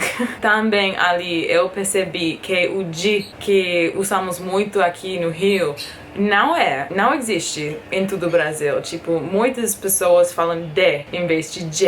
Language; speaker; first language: Portuguese; non-native, fluent; English